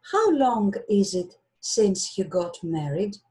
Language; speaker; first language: English; non-native, fluent; Greek